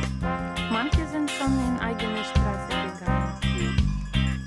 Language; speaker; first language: German; non-native, learner; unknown